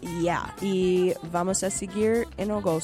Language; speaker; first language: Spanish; non-native, learner; English